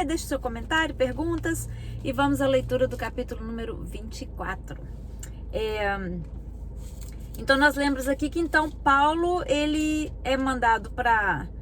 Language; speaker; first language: Portuguese; native; Portuguese